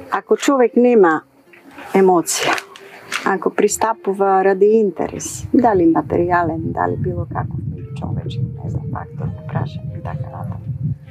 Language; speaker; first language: Macedonian; early bilingual, heritage; Macedonian